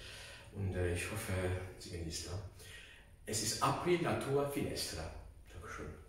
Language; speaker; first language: German; non-native, learner; English